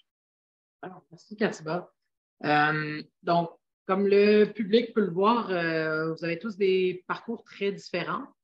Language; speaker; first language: French; native; French